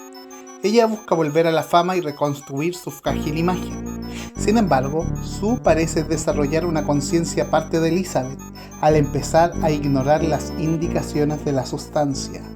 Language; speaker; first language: Spanish; native; Spanish